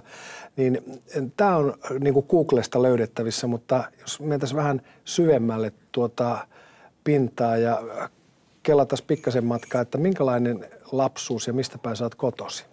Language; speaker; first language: Finnish; native; Finnish